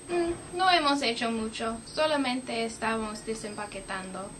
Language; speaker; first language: Spanish; non-native, learner; English